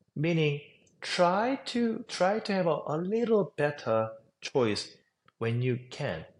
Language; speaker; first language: English; non-native, fluent; Korean